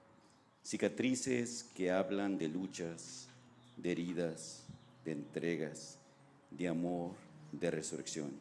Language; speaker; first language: Spanish; native; Spanish